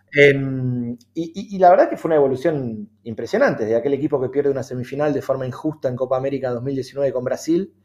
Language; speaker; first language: Spanish; native; Spanish